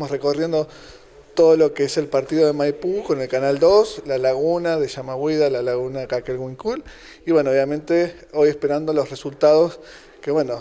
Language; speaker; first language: Spanish; native; Spanish